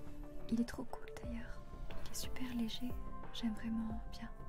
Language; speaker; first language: French; native; French